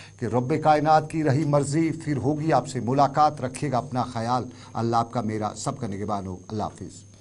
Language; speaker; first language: Urdu; non-native, local second language; Kashmiri